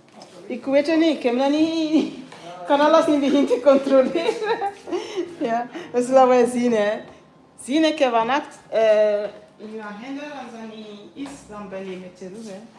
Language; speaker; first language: Dutch; non-native, learner; English